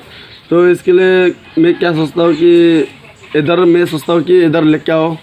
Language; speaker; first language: Hindi; non-native, local second language; Karbi